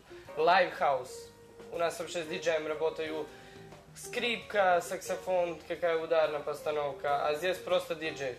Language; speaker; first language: Russian; non-native, learner; Serbian